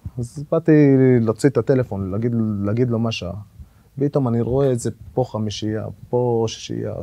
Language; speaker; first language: Hebrew; non-native, local second language; Arabic